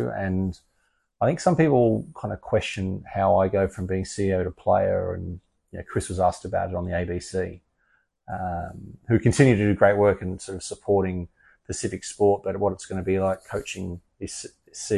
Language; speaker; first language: English; native; English